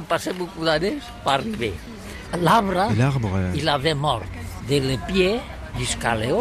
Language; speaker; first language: French; non-native, learner; Catalan